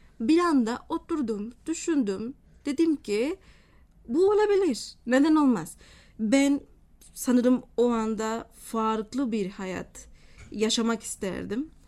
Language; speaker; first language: Turkish; non-native, fluent; Spanish